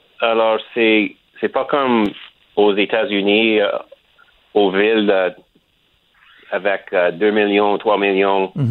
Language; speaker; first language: French; non-native, learner; English